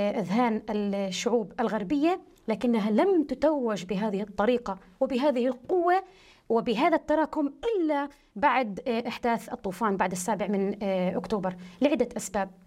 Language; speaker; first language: Arabic; early bilingual, heritage; Arabic